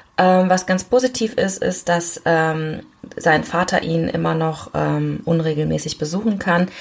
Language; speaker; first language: German; early bilingual, other home language; Korean